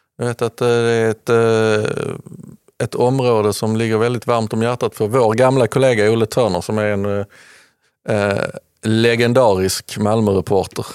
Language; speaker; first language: Swedish; native; Swedish